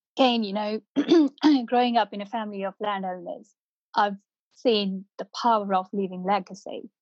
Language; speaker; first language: English; non-native, local second language; Punjabi